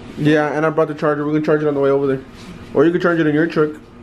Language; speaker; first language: English; early bilingual, other home language; Spanish